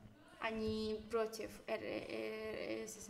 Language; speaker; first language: Russian; early bilingual, heritage; Russian